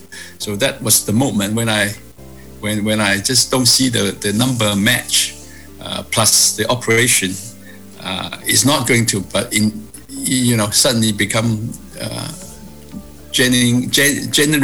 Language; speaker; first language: English; non-native, local second language; Cantonese